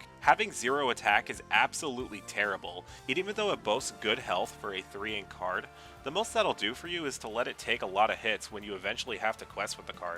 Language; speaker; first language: English; native; English